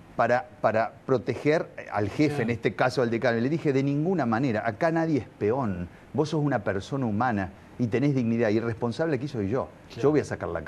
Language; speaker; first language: Spanish; native; Spanish